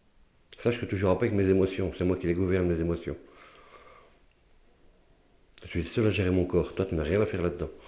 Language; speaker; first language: French; native; French